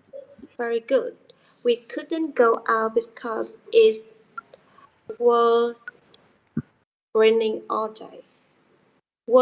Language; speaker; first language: English; non-native, learner; Vietnamese